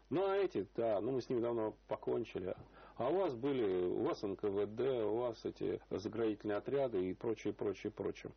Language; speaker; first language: Russian; native; Russian